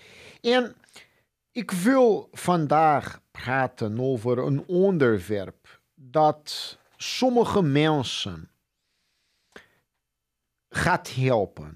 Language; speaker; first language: Dutch; non-native, fluent; Portuguese